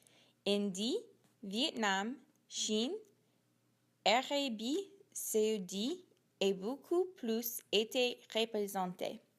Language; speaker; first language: French; non-native, learner; English